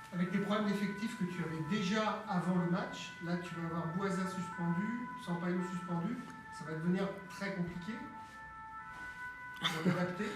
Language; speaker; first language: French; native; French